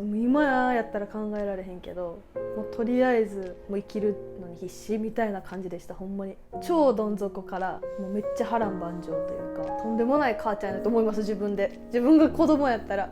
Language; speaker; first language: Japanese; native; Japanese